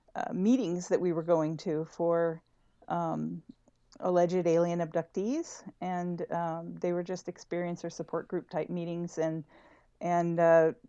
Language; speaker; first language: English; native; English